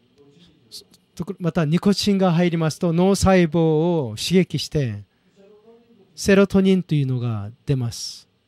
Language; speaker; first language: Japanese; non-native, fluent; Korean